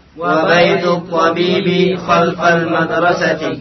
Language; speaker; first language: Arabic; non-native, learner; Indonesian